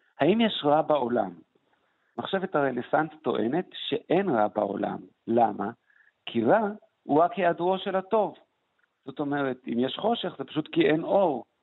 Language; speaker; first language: Hebrew; native; Hebrew